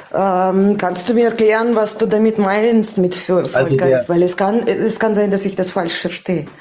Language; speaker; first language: German; non-native, fluent; Russian